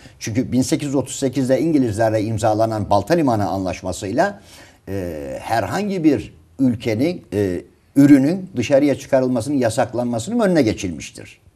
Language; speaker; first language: Turkish; native; Turkish